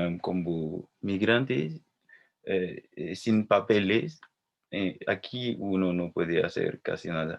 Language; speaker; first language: Spanish; non-native, fluent; Haitian Creole